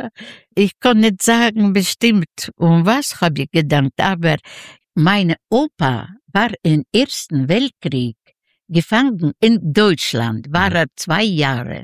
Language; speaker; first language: German; non-native, fluent; Yiddish